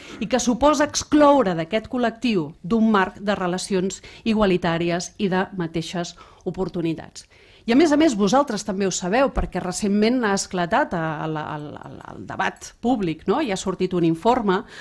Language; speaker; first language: Catalan; non-native, local second language; Spanish